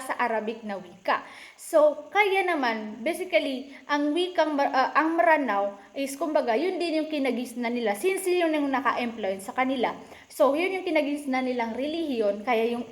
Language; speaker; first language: Filipino; early bilingual, other home language; Maranao